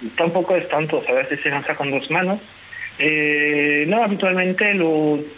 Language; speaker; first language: Spanish; non-native, fluent; French